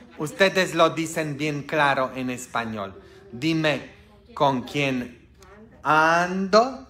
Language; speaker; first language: Spanish; non-native, fluent; Polish